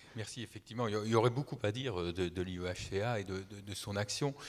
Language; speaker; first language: French; native; French